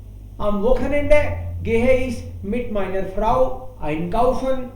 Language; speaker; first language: German; non-native, fluent; Hindi